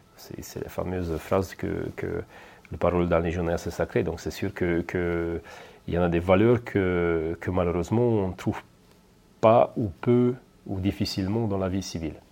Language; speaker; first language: French; non-native, fluent; Hungarian